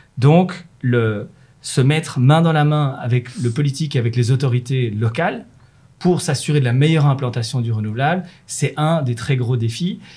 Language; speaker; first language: French; native; French